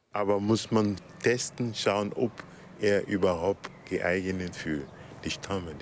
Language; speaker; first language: German; non-native, learner; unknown